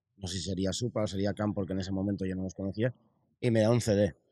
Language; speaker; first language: Spanish; native; Spanish